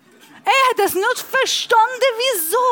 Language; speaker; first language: German; non-native, fluent; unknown